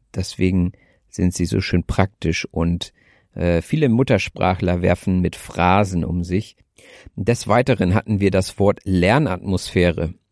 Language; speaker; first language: German; native; German